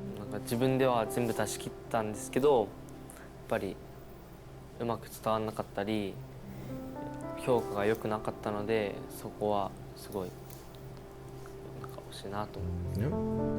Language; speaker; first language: Japanese; native; Japanese